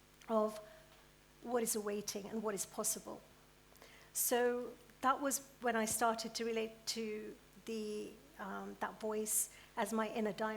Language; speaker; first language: English; early bilingual, other home language; Gujarati